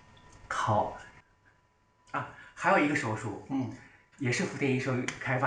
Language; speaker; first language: Chinese; native; Chinese